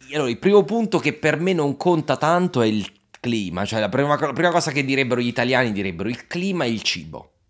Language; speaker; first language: Italian; native; Italian